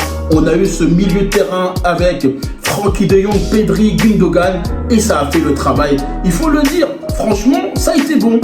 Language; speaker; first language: French; native; French